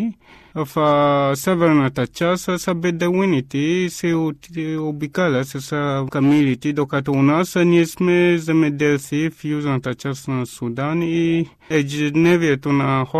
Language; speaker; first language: Bulgarian; non-native, fluent; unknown